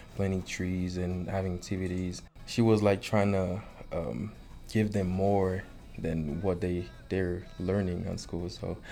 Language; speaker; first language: English; non-native, fluent; Haitian Creole